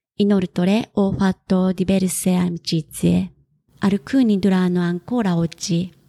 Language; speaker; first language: Italian; non-native, fluent; Japanese